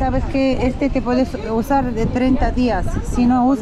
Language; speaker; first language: Spanish; non-native, learner; Russian